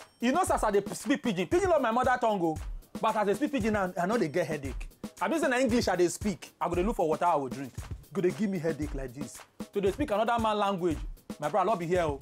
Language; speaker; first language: Nigerian Pidgin; non-native, local second language; Igbo